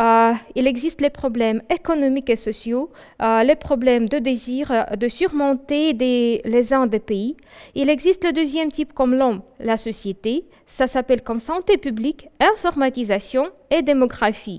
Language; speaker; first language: French; non-native, fluent; Russian